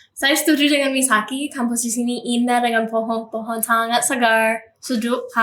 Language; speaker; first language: Indonesian; non-native, fluent; English